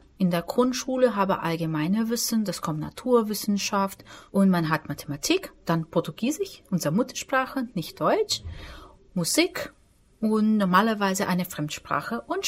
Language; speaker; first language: German; non-native, fluent; Portuguese